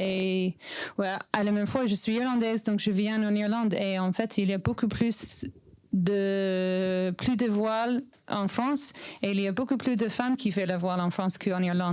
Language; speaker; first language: French; non-native, learner; English